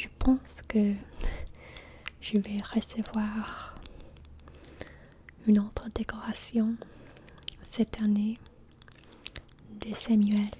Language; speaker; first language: French; non-native, learner; English